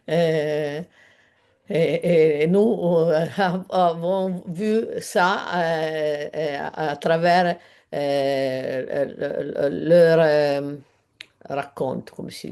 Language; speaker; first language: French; non-native, learner; Italian